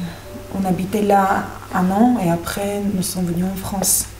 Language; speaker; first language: French; non-native, learner; Armenian